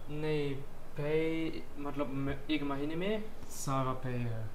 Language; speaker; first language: Hindi; non-native, fluent; German